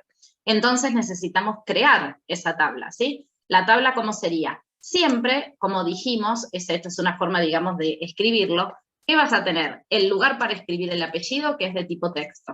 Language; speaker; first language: Spanish; native; Spanish